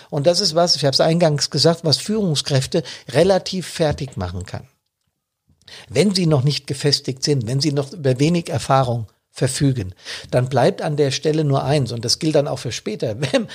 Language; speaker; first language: German; native; German